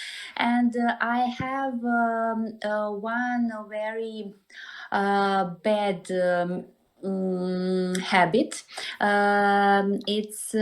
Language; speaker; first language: English; non-native, learner; Serbian